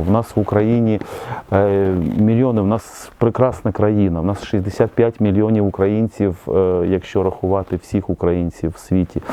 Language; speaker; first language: Ukrainian; native; Ukrainian